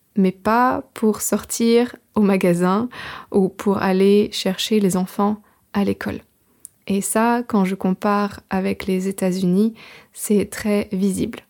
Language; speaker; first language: French; native; French